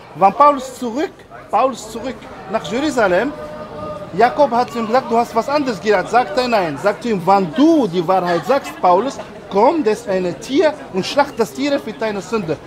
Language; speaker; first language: German; non-native, learner; Arabic